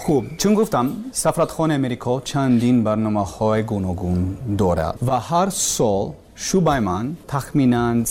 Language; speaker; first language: Persian; non-native, learner; English